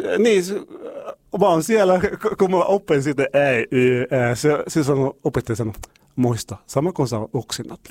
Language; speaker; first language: Finnish; non-native, learner; Arabic